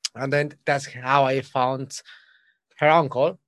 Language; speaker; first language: English; non-native, learner; Spanish